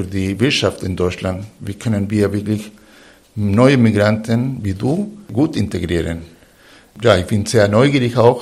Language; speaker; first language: German; non-native, fluent; Spanish